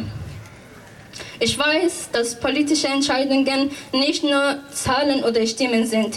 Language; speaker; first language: German; non-native, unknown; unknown